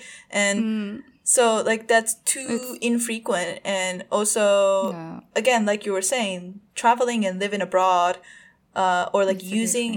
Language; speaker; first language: English; non-native, fluent; Japanese